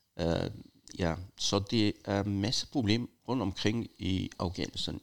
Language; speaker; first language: Danish; non-native, fluent; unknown